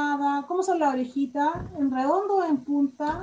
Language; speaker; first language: Spanish; native; Spanish